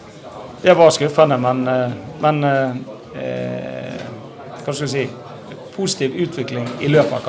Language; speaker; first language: Norwegian; native; Norwegian